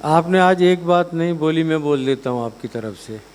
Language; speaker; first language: Hindi; non-native, local second language; Gujarati